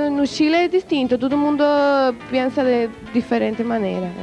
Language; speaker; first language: Portuguese; non-native, learner; Spanish